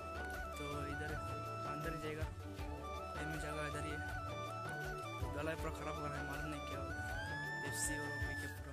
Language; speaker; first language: Hindi; non-native, local second language; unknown